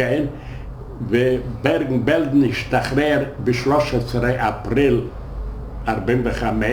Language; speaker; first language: Hebrew; non-native, fluent; Yiddish